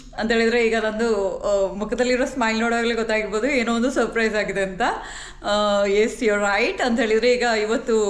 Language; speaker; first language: Kannada; non-native, local second language; Kodava